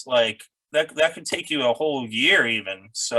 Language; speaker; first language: English; native; English